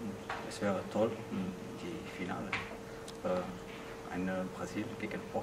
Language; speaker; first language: German; non-native, learner; Portuguese